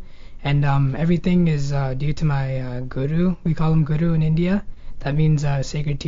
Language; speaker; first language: English; early bilingual, other home language; Telugu